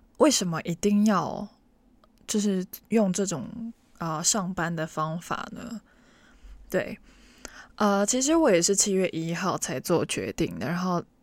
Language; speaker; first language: Chinese; non-native, local second language; Cantonese